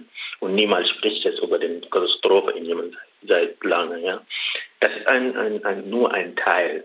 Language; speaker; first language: German; non-native, learner; Arabic